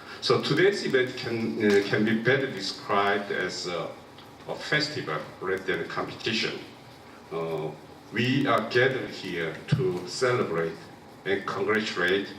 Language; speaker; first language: English; non-native, local second language; Korean